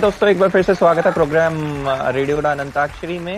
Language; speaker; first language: Hindi; native; Hindi